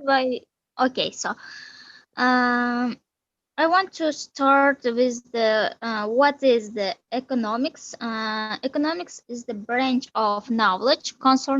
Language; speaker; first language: English; non-native, learner; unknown